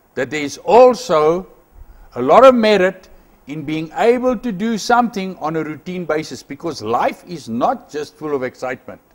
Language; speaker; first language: English; non-native, local second language; Afrikaans